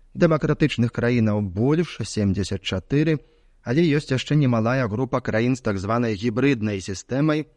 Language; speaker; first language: Belarusian; native; Belarusian